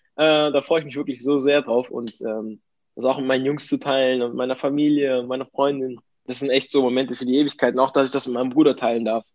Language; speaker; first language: German; early bilingual, other home language; Italian